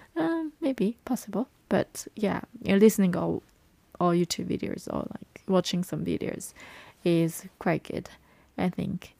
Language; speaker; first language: English; non-native, fluent; Japanese